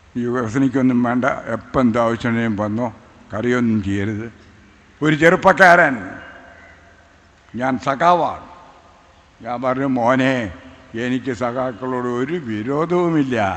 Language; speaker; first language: Malayalam; native; Malayalam